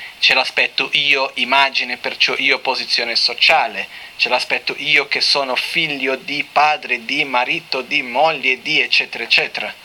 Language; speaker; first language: Italian; non-native, fluent; Portuguese